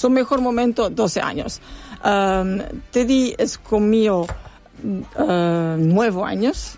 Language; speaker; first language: Spanish; non-native, learner; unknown